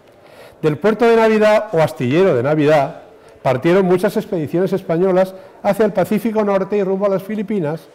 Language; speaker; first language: Spanish; native; Spanish